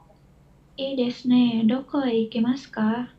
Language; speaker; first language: Japanese; non-native, learner; Indonesian